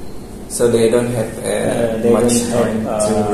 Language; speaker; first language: English; non-native, local second language; Indonesian